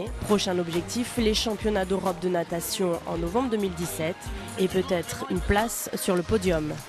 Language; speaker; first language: French; native; French